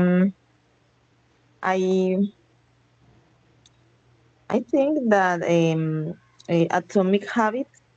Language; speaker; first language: English; non-native, learner; Spanish